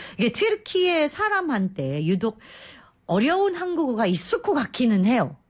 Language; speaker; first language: Korean; native; Korean